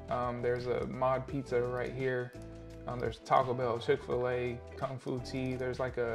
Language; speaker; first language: English; native; English